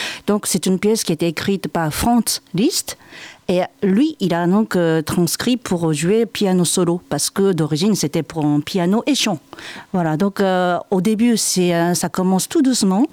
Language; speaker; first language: French; non-native, fluent; Japanese